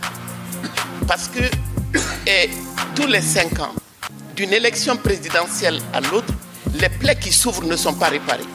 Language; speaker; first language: French; non-native, local second language; Bambara